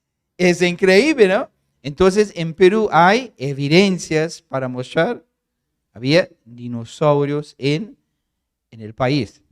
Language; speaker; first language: Spanish; non-native, fluent; English